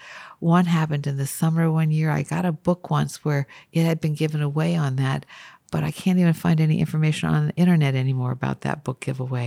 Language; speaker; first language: English; native; English